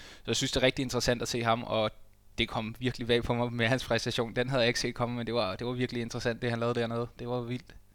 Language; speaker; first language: Danish; native; Danish